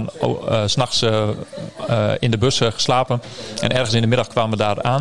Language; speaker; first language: Dutch; native; Dutch